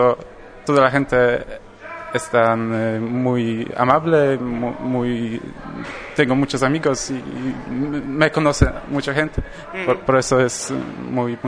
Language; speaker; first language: Spanish; non-native, learner; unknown